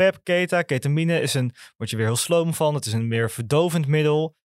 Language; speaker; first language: Dutch; native; Dutch